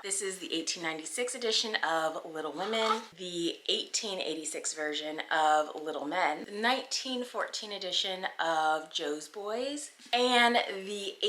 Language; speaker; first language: English; native; English